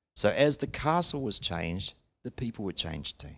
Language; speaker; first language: English; native; English